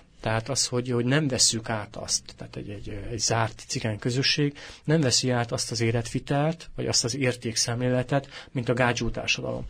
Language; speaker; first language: Hungarian; native; Hungarian